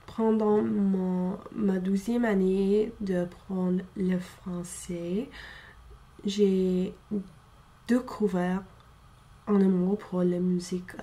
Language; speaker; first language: French; non-native, fluent; English